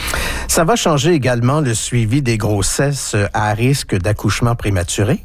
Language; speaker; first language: French; native; French